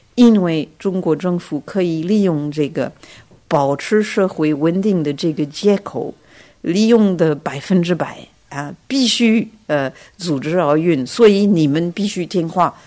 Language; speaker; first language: Chinese; non-native, fluent; French